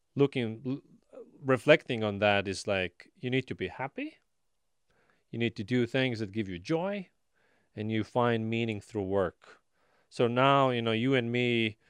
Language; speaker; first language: English; non-native, fluent; Estonian